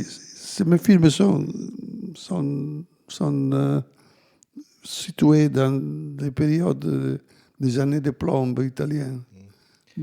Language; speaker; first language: French; non-native, fluent; Italian